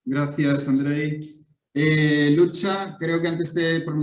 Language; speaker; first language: Spanish; native; Spanish